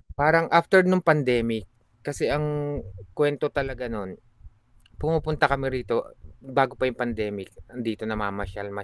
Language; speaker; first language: Filipino; native; Filipino